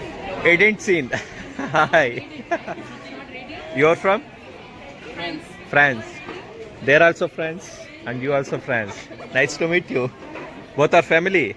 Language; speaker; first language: English; non-native, local second language; Kannada